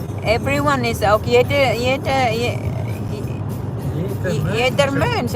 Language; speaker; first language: German; non-native, fluent; Cebuano